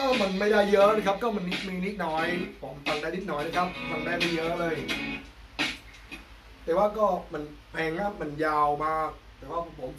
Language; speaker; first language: Thai; non-native, learner; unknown